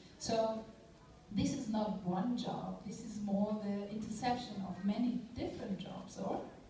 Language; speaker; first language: English; non-native, fluent; German